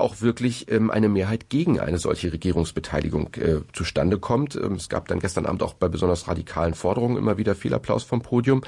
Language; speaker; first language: German; native; German